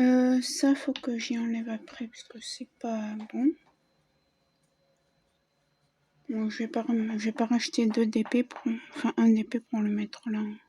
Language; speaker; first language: French; native; French